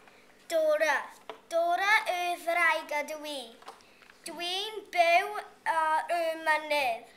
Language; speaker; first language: Welsh; non-native, local second language; English